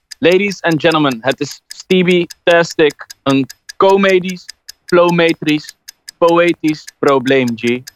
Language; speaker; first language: Dutch; native; Dutch